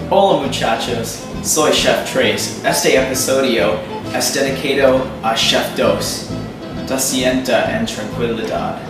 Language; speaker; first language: Spanish; non-native, learner; English